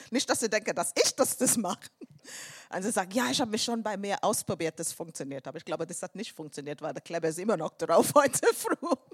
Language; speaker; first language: German; non-native, fluent; English